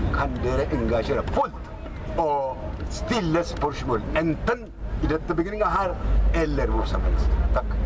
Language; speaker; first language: Norwegian; non-native, fluent; Oromo